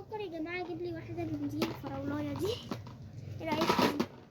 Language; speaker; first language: Arabic; native; Arabic